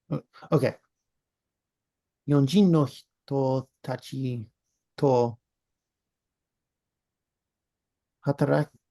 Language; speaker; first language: Japanese; non-native, learner; English